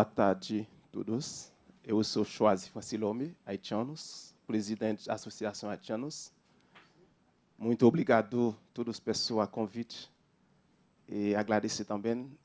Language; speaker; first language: Portuguese; non-native, learner; Haitian Creole